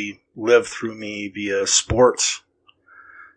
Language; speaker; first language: English; native; English